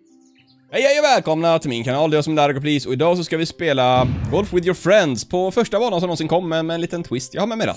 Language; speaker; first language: Swedish; native; Swedish